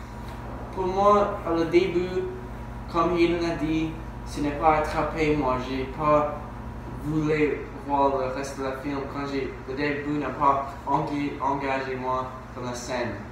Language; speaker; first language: French; non-native, learner; English